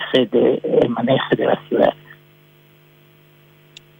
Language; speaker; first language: Spanish; non-native, fluent; French